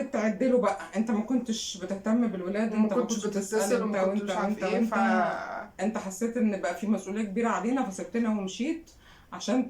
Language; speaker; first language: Arabic; native; Arabic